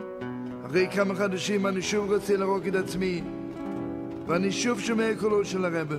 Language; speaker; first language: Hebrew; non-native, fluent; Yiddish